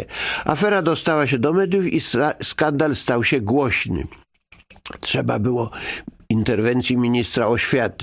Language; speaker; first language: Polish; native; Polish